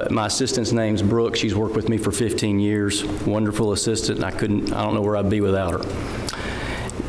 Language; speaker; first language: English; native; English